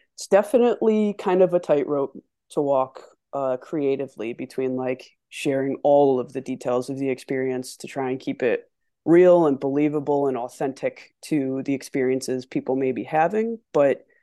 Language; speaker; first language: English; native; English